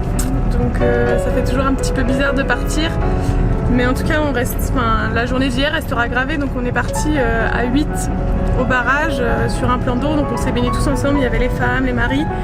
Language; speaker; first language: French; native; French